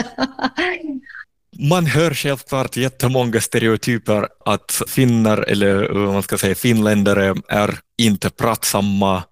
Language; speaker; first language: Swedish; non-native, fluent; Russian